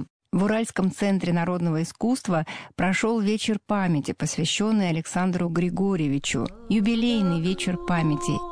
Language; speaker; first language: Russian; native; Russian